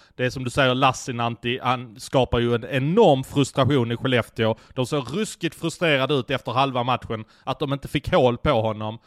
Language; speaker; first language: Swedish; native; Swedish